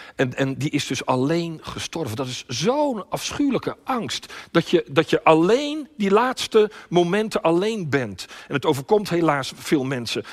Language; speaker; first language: Dutch; native; Dutch